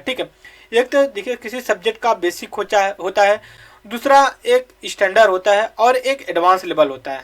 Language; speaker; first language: Hindi; native; Hindi